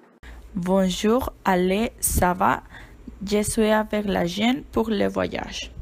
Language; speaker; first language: French; non-native, learner; Spanish